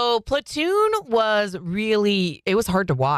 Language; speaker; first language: English; native; English